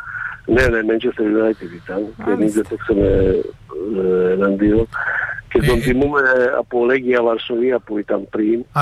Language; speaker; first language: Greek; non-native, fluent; Slovak